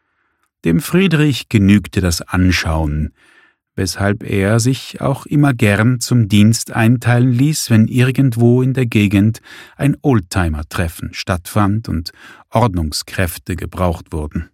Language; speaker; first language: German; native; German